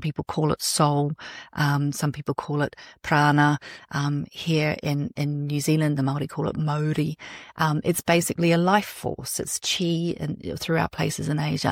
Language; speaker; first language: English; native; English